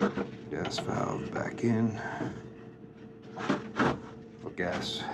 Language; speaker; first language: English; native; English